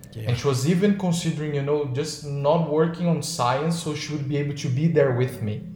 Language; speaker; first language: English; non-native, fluent; Portuguese